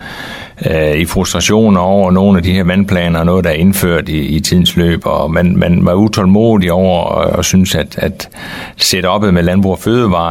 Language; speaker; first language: Danish; native; Danish